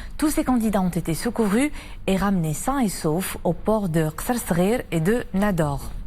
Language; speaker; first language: French; non-native, local second language; Arabic